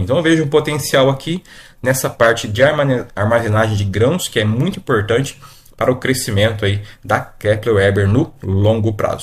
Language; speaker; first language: Portuguese; native; Portuguese